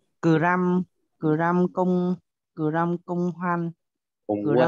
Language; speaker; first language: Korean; non-native, learner; Vietnamese